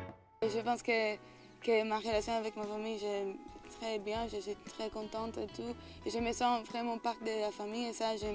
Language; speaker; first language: French; non-native, learner; Spanish